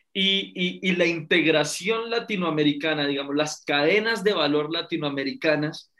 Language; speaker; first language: Spanish; native; Spanish